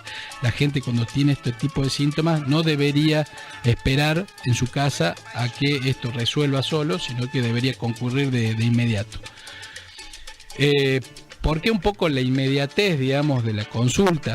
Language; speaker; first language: Spanish; native; Spanish